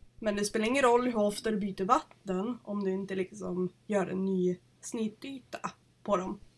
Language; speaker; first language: Swedish; native; Swedish